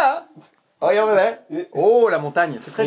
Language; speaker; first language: French; native; French